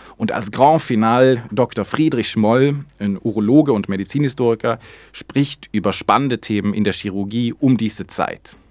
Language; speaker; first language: German; non-native, fluent; Swedish